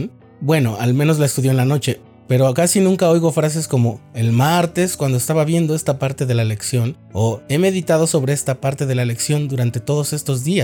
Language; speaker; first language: Spanish; native; Spanish